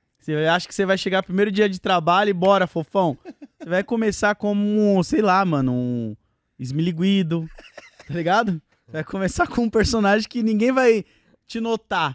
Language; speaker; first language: Portuguese; native; Portuguese